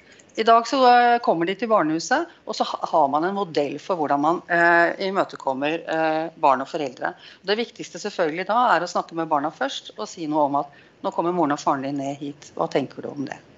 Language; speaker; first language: Norwegian; native; Norwegian